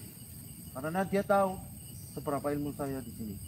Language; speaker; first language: Indonesian; non-native, local second language; Javanese